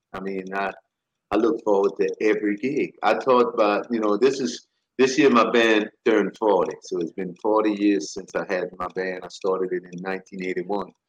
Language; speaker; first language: English; native; English